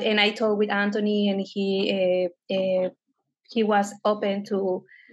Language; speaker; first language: English; non-native, fluent; Spanish